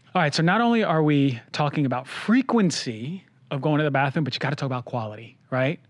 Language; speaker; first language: English; native; English